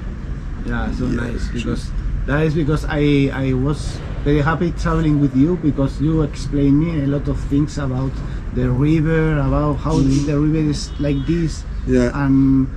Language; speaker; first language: English; non-native, learner; Spanish